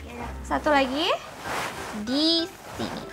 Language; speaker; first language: Indonesian; native; Indonesian